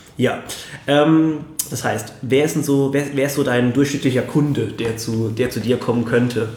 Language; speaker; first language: German; native; German